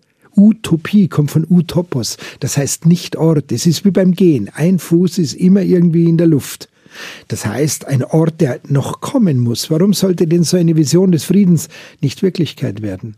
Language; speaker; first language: German; native; German